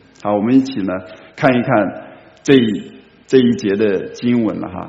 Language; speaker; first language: Chinese; native; Chinese